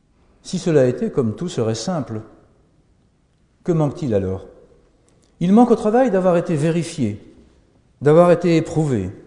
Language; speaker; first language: French; native; French